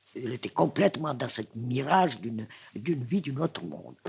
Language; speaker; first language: French; non-native, fluent; Russian